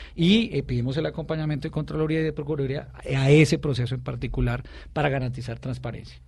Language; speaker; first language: Spanish; native; Spanish